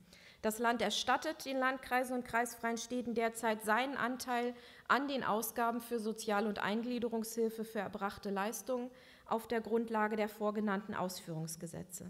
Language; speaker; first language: German; native; German